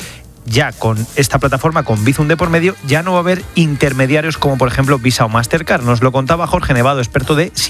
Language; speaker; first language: Spanish; native; Spanish